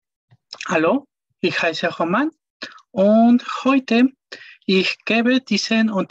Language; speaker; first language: German; non-native, learner; Spanish